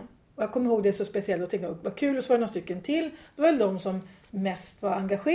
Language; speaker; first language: Swedish; native; Swedish